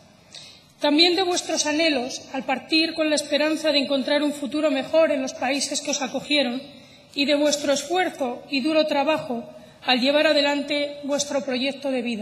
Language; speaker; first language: Spanish; native; Spanish